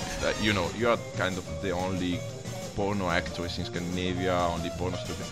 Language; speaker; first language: English; non-native, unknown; Italian